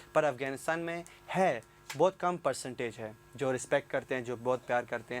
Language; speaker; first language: Hindi; non-native, fluent; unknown